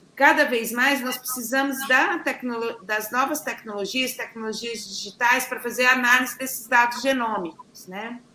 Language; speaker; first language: Portuguese; native; Portuguese